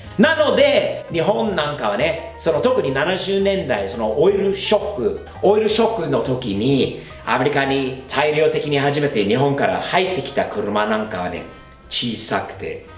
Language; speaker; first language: Japanese; non-native, fluent; English